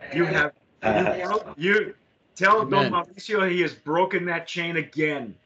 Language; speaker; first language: English; native; English